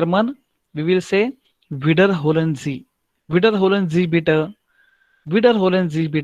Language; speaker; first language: German; non-native, learner; Marathi